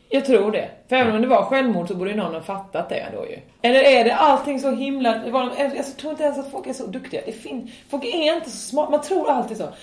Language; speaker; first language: Swedish; native; Swedish